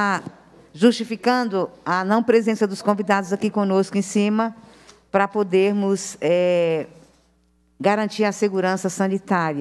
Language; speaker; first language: Portuguese; native; Portuguese